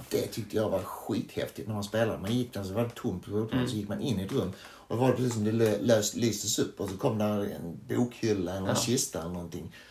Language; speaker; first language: Swedish; native; Swedish